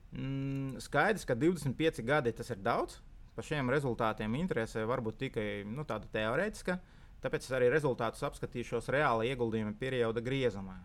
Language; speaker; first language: Latvian; non-native, local second language; Russian